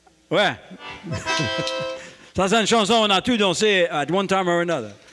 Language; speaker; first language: French; early bilingual, heritage; French